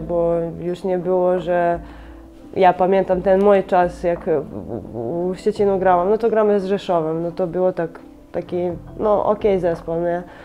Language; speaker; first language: Polish; non-native, fluent; Serbian